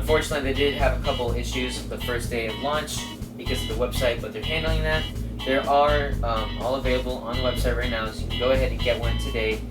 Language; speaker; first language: English; native; English